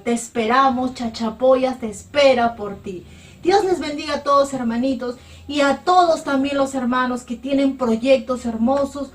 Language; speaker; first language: Spanish; native; Spanish